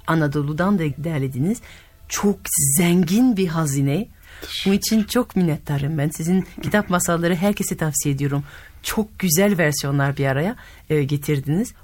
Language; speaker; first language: Turkish; non-native, fluent; French